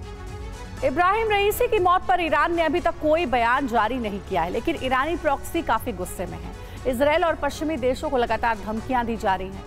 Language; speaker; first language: Hindi; native; Hindi